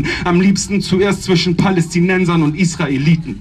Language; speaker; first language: German; native; German